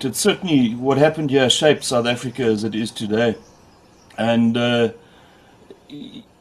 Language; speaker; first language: English; native; English